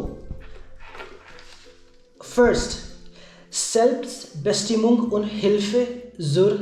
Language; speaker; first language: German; non-native, learner; Hindi